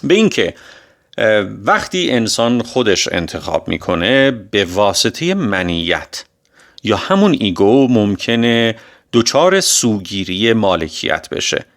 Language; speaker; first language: Persian; native; Persian